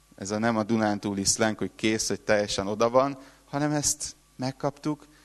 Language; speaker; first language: Hungarian; native; Hungarian